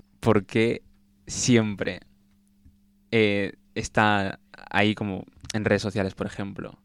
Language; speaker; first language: Spanish; early bilingual, other home language; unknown